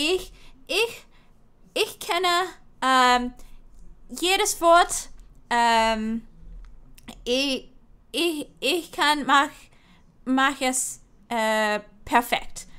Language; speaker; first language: German; non-native, learner; English